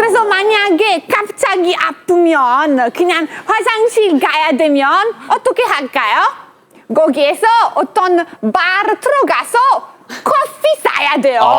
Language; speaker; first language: Korean; non-native, fluent; Italian